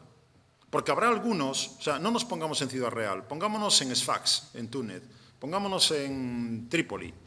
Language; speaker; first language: Spanish; native; Spanish